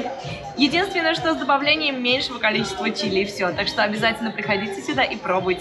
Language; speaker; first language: Russian; native; Russian